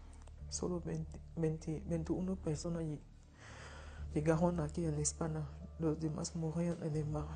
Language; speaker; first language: Spanish; non-native, learner; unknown